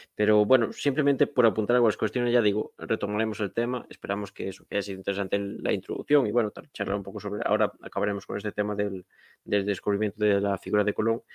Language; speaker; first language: Spanish; native; Spanish